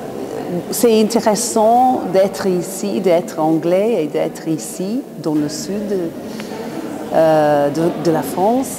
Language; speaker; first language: French; non-native, fluent; English